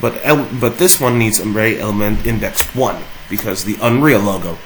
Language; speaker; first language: English; native; English